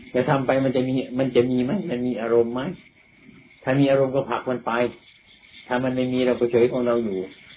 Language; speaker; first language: Thai; native; Thai